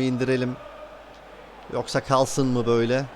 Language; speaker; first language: Turkish; native; Turkish